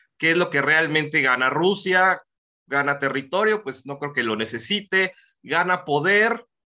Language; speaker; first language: Spanish; native; Spanish